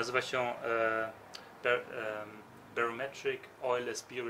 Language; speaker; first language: Polish; early bilingual, heritage; Polish